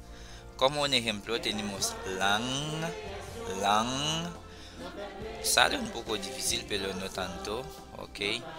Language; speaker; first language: Spanish; non-native, fluent; Haitian Creole